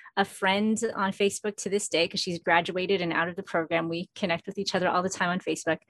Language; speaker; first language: English; early bilingual, other home language; Filipino